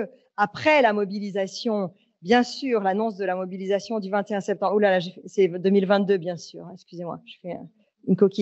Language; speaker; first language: French; native; French